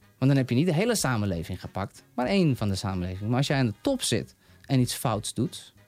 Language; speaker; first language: Dutch; non-native, fluent; Persian